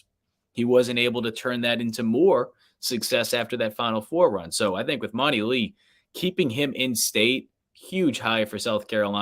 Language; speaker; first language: English; native; English